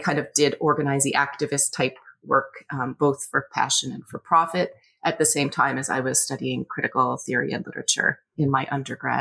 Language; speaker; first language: English; native; English